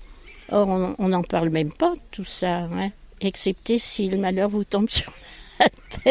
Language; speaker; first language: French; native; French